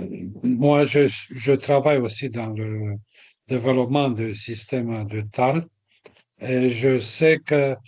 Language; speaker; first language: French; non-native, fluent; Romanian